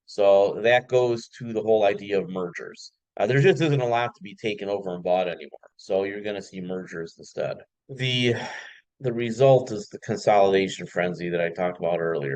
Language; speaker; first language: English; native; English